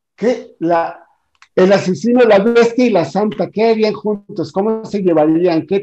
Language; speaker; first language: Spanish; native; Spanish